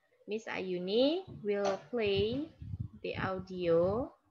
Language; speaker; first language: English; non-native, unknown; Indonesian